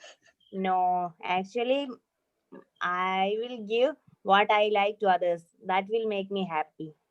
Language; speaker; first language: English; non-native, learner; Malayalam